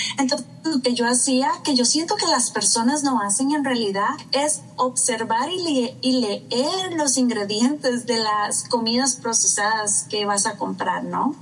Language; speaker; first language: Spanish; native; Spanish